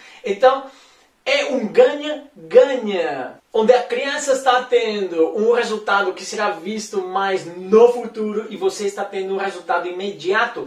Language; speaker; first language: Portuguese; non-native, fluent; Spanish